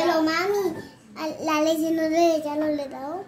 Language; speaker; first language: Spanish; native; Spanish